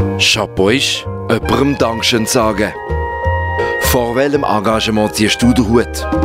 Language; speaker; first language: German; native; German